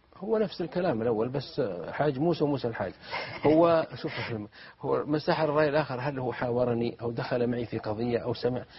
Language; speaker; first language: Arabic; native; Arabic